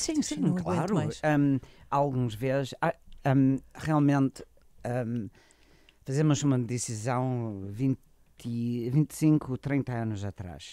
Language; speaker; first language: Portuguese; non-native, learner; English